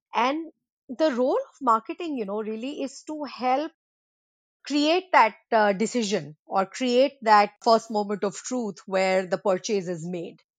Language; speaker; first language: English; non-native, local second language; Hindi